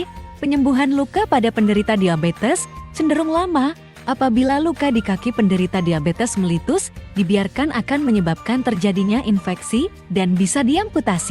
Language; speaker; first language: Indonesian; native; Indonesian